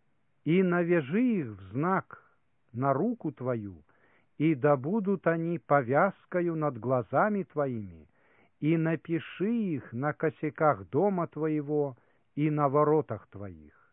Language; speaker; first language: Russian; native; Russian